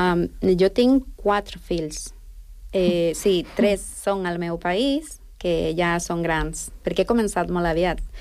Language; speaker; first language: Catalan; non-native, fluent; Spanish